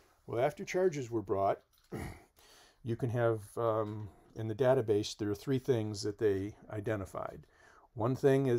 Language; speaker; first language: English; native; English